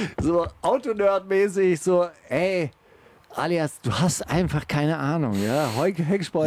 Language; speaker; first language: German; native; German